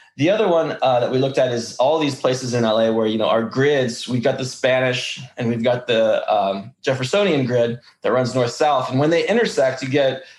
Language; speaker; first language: English; early bilingual, other home language; Russian